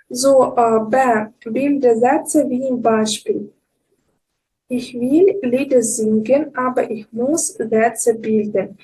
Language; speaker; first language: German; non-native, fluent; Ukrainian